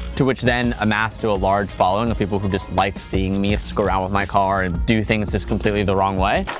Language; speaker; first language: English; native; English